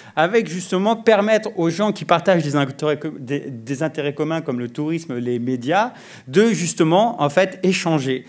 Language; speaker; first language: French; native; French